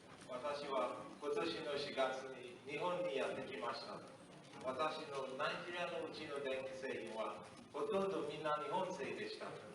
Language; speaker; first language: Japanese; non-native, learner; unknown